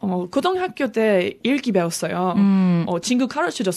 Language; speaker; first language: Korean; non-native, learner; English